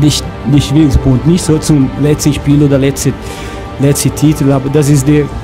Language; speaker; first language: German; non-native, learner; Spanish